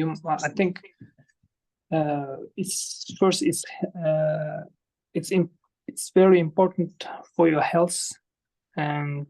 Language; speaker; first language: English; non-native, fluent; Kazakh